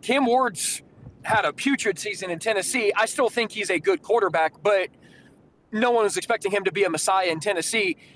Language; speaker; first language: English; native; English